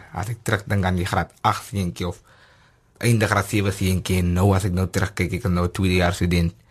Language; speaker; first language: Afrikaans; native; Afrikaans